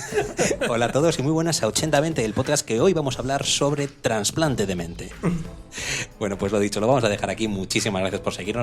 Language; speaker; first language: Spanish; native; Spanish